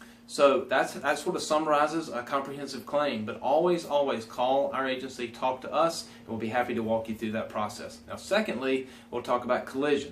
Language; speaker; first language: English; native; English